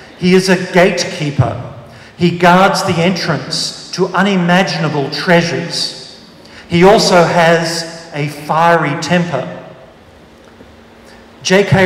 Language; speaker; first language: English; native; English